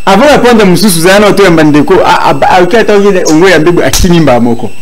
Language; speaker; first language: French; non-native, local second language; Lingala